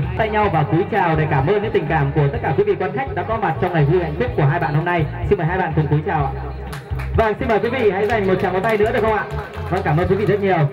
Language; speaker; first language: Vietnamese; native; Vietnamese